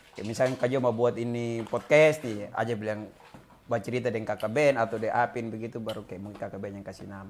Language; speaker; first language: Indonesian; native; Indonesian